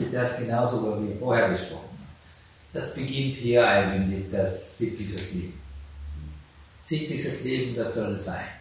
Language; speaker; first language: German; non-native, learner; Sinhala